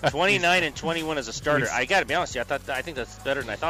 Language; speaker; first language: English; native; English